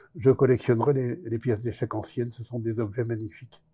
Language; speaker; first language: French; native; French